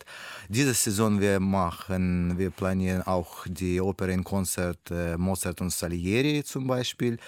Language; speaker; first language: German; non-native, learner; Russian